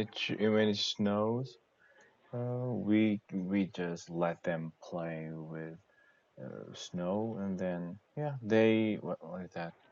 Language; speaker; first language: English; non-native, learner; Korean